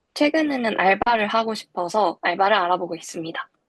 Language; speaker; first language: Korean; native; Korean